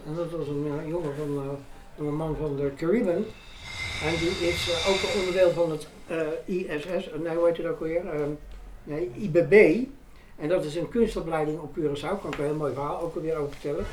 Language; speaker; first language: Dutch; native; Dutch